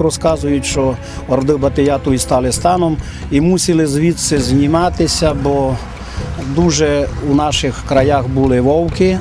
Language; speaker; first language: Ukrainian; native; Ukrainian